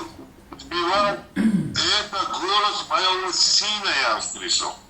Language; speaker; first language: Russian; non-native, learner; Uzbek